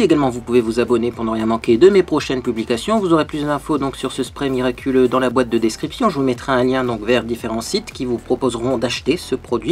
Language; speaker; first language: French; native; French